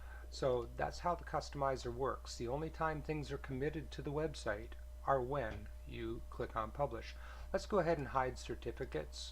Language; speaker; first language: English; native; English